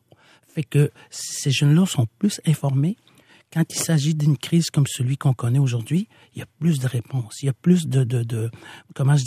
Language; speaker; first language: French; non-native, local second language; Innu-aimun